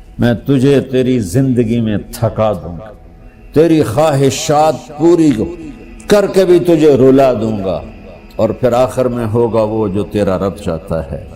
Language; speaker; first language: Urdu; non-native, local second language; Punjabi